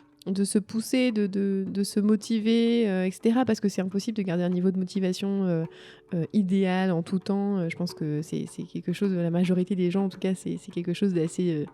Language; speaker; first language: French; native; French